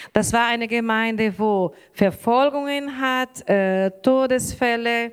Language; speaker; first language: German; non-native, learner; Portuguese